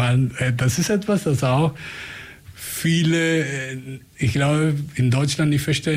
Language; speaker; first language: German; non-native, fluent; Spanish